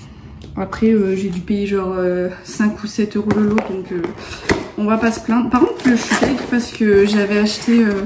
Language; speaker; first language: French; native; French